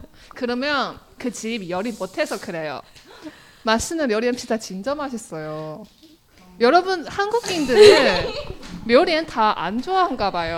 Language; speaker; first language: Korean; non-native, fluent; Chinese